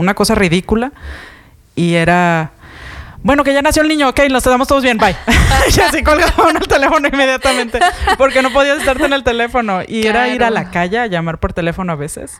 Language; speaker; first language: Spanish; native; Spanish